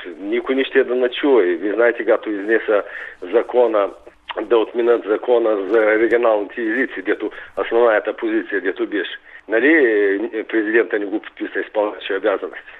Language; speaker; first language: Bulgarian; early bilingual, heritage; Bulgarian